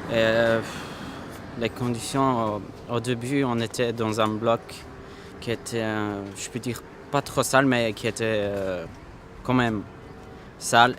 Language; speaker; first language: French; non-native, fluent; Armenian